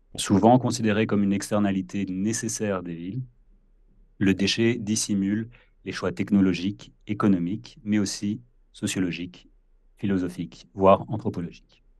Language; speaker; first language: French; native; French